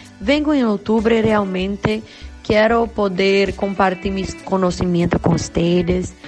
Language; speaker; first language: Spanish; non-native, learner; Portuguese